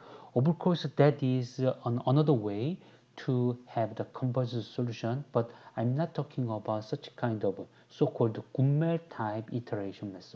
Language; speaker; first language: English; non-native, fluent; Korean